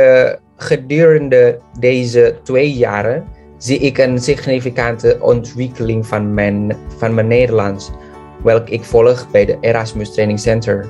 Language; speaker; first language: Dutch; non-native, fluent; Indonesian